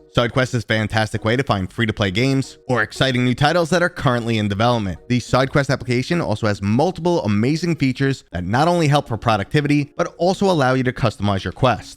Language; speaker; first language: English; native; English